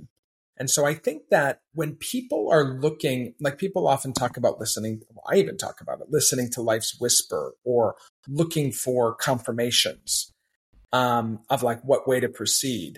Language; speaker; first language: English; native; English